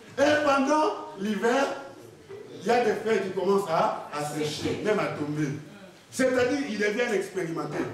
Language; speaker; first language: French; non-native, local second language; Lingala